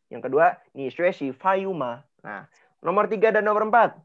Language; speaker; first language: Indonesian; native; Indonesian